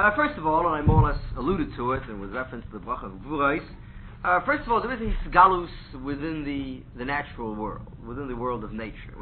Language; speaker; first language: English; native; English